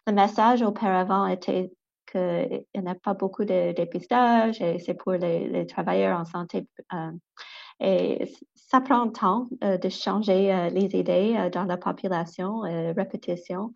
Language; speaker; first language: French; non-native, local second language; English